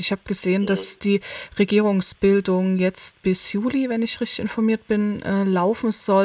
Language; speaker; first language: German; native; German